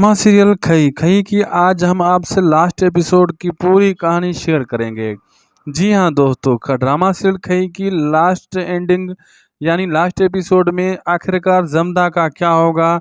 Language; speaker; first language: Hindi; non-native, local second language; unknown